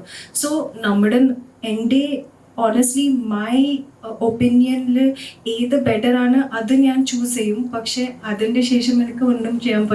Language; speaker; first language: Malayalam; non-native, learner; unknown